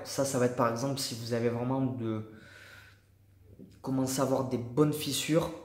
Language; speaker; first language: French; native; French